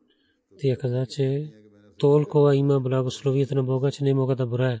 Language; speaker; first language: Bulgarian; non-native, learner; Urdu